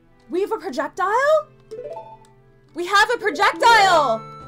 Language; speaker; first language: English; native; English